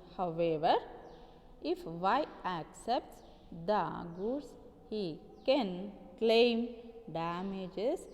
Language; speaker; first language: English; non-native, local second language; Telugu